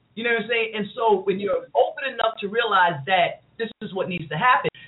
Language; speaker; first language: English; native; English